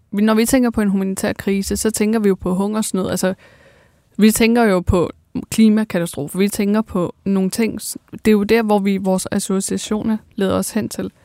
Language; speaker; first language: Danish; early bilingual, other home language; Persian